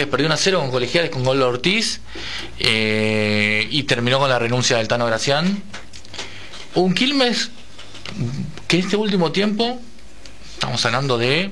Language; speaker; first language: Spanish; native; Spanish